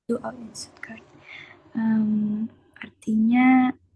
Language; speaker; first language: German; non-native, learner; Indonesian